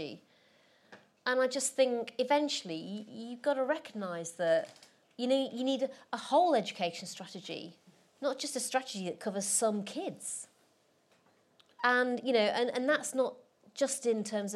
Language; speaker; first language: English; native; English